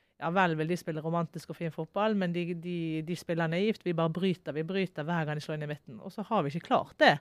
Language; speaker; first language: Norwegian; native; Norwegian